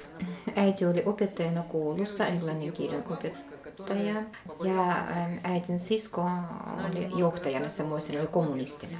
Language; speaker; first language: Finnish; non-native, fluent; Russian